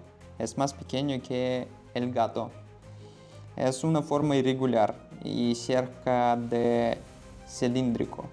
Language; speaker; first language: Spanish; non-native, learner; Russian